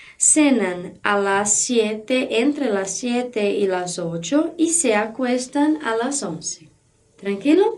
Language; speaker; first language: Spanish; non-native, fluent; Portuguese